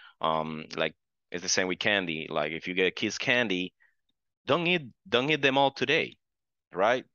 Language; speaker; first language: English; non-native, fluent; Spanish